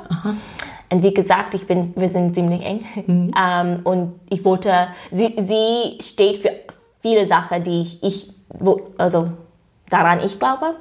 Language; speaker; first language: German; non-native, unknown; English